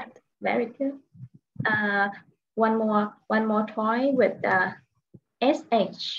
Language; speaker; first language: English; non-native, fluent; Vietnamese